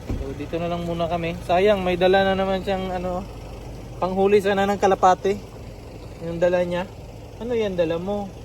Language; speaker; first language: Filipino; non-native, local second language; Cebuano